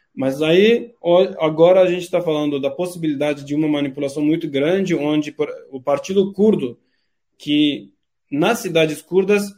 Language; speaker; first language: Portuguese; non-native, fluent; Turkish